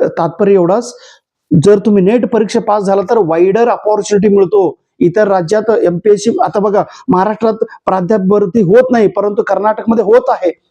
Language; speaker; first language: Marathi; non-native, local second language; Kannada